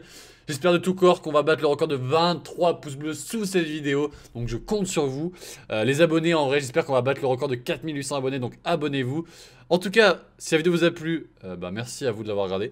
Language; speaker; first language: French; native; French